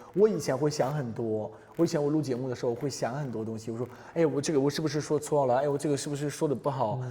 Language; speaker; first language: Chinese; non-native, fluent; Italian